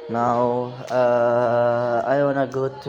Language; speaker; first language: English; non-native, learner; Indonesian